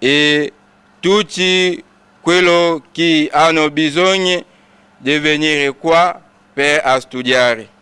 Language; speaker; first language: Italian; non-native, learner; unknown